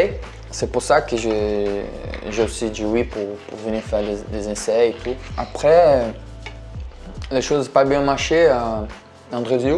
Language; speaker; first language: French; non-native, learner; Portuguese